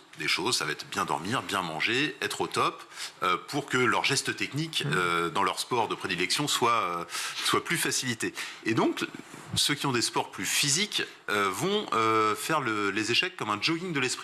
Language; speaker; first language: French; native; French